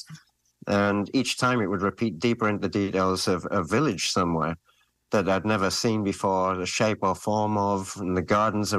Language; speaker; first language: English; native; English